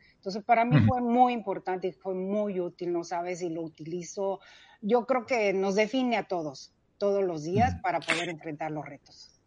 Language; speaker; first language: Spanish; early bilingual, other home language; Cantonese